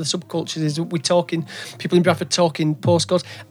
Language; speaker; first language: English; native; English